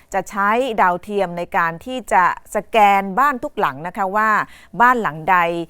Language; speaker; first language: Thai; native; Thai